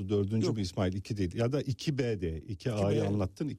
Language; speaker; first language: Turkish; native; Turkish